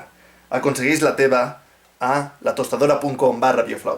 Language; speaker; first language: Catalan; native; Catalan